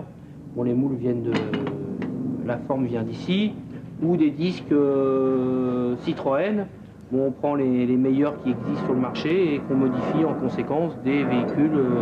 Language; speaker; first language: French; native; French